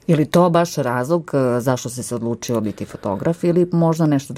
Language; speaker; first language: Serbian; native; Serbian